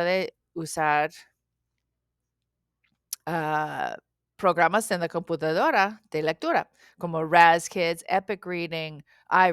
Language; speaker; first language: Spanish; non-native, learner; English